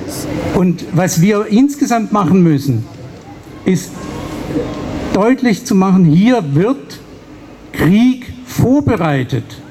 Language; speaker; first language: German; native; German